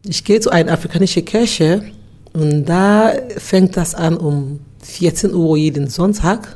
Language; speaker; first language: German; non-native, learner; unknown